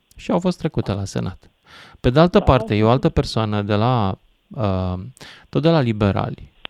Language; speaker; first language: Romanian; native; Romanian